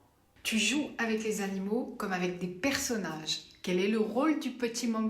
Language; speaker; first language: French; native; French